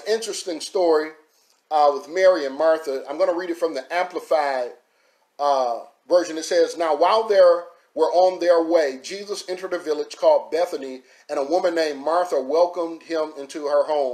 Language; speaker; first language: English; native; English